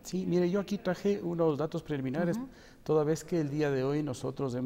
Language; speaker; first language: Spanish; native; Spanish